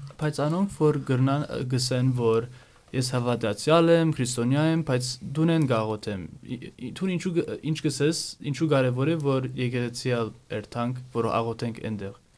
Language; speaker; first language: Armenian; early bilingual, heritage; Armenian